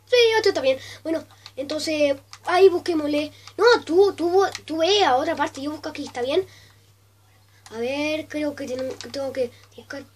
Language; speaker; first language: Spanish; native; Spanish